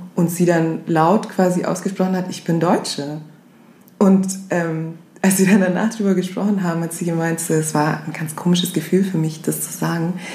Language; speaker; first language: German; early bilingual, other home language; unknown